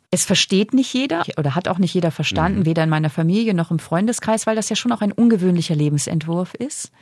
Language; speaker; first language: German; native; German